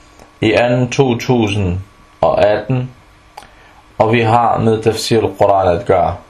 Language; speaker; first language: Danish; non-native, fluent; Arabic